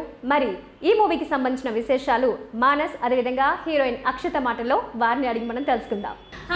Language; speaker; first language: Telugu; native; Telugu